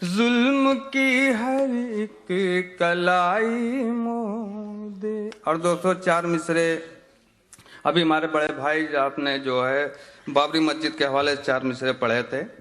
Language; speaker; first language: Urdu; native; Urdu